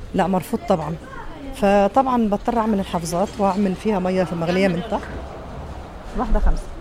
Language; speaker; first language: Arabic; native; Arabic